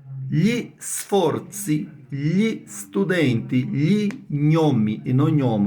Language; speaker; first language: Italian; non-native, fluent; Portuguese